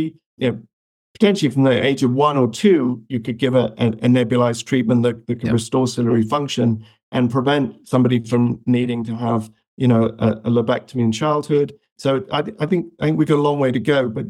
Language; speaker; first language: English; native; English